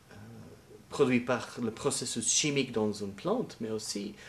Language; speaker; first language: French; non-native, learner; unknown